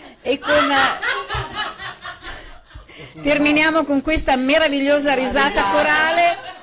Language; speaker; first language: Italian; native; Italian